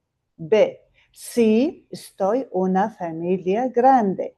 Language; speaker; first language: Spanish; non-native, fluent; Mongolian